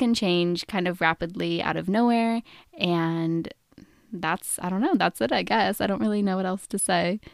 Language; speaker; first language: English; native; English